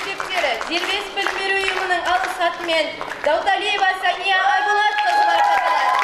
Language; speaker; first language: Kazakh; native; Kazakh